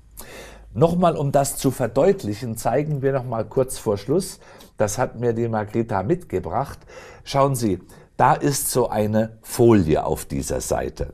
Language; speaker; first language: German; native; German